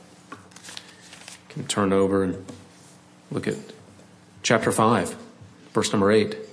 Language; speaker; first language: English; native; English